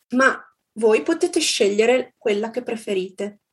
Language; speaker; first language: Italian; native; Italian